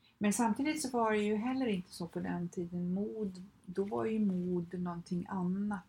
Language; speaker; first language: Swedish; native; Swedish